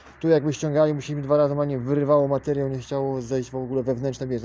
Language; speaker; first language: Polish; native; Polish